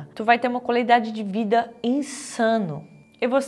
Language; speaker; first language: Portuguese; non-native, fluent; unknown